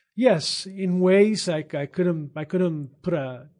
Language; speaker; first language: English; non-native, fluent; Portuguese